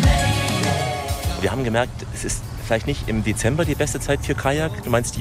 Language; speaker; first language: German; native; German